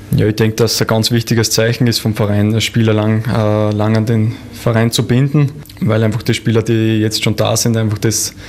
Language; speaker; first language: German; native; German